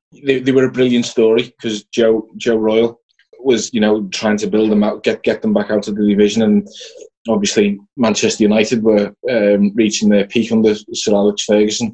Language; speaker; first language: English; native; English